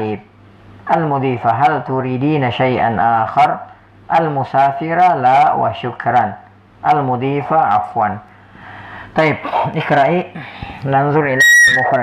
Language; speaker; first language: Arabic; non-native, fluent; Indonesian